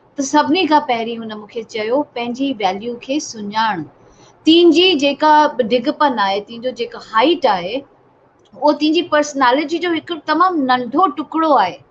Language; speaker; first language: Sindhi; native; Sindhi